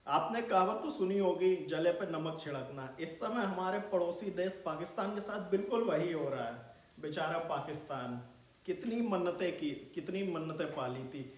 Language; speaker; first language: Hindi; native; Hindi